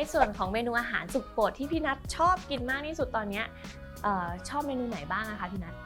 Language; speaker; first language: Thai; native; Thai